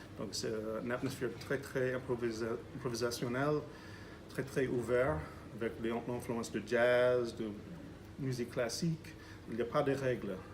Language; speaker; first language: French; non-native, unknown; English